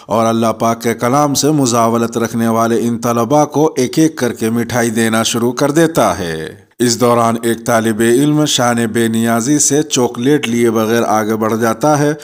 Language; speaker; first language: Urdu; native; Urdu